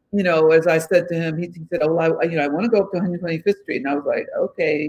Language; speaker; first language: English; native; English